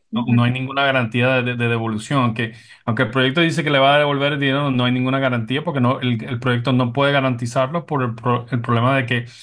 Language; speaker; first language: Spanish; native; Spanish